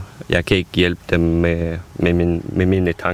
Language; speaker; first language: Danish; non-native, fluent; Ukrainian